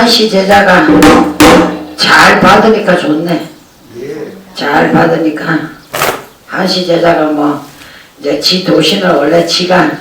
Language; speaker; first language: Korean; native; Korean